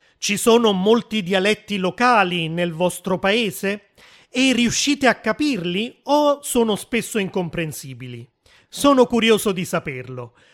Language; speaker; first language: Italian; native; Italian